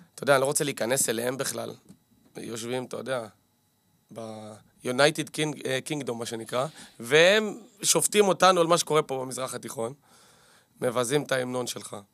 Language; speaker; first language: Hebrew; native; Hebrew